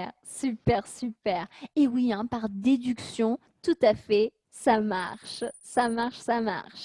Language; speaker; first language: French; native; French